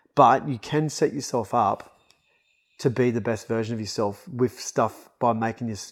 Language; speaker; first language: English; native; English